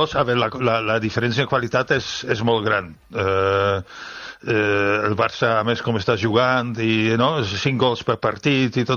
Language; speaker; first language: Catalan; non-native, fluent; Dutch